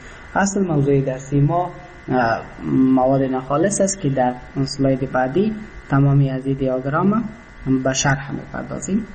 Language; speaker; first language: Persian; native; Persian